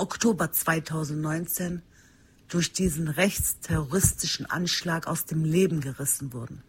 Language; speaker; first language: German; early bilingual, other home language; Turkish